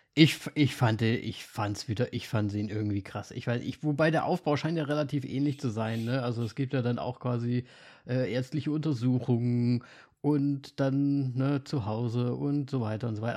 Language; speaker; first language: German; native; German